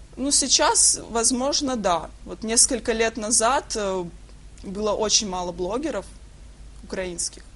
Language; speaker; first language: Russian; native; Russian